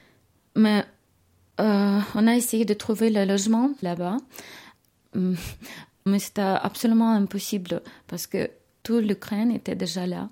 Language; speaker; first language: French; non-native, learner; Ukrainian